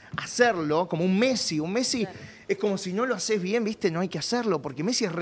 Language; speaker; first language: Spanish; native; Spanish